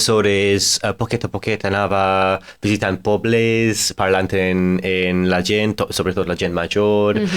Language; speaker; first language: Catalan; non-native, fluent; English